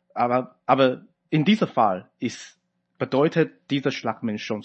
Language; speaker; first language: German; non-native, fluent; Chinese